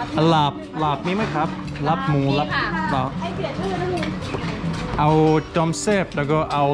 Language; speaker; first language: Thai; non-native, learner; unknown